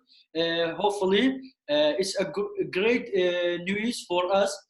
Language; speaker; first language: English; non-native, learner; Kurdish